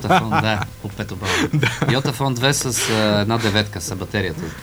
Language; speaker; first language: Bulgarian; native; Bulgarian